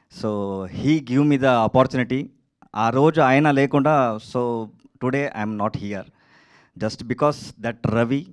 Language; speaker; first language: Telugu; non-native, learner; Kannada